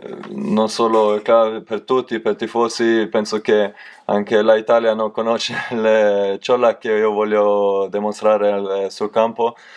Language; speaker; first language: Italian; non-native, learner; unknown